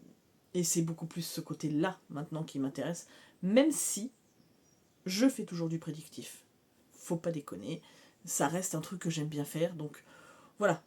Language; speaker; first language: French; native; French